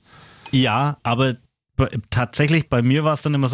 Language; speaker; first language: German; native; German